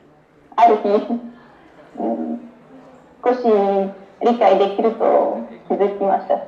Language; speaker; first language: Japanese; non-native, fluent; Romanian